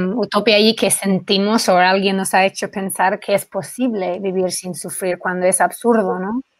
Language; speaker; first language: Spanish; non-native, fluent; English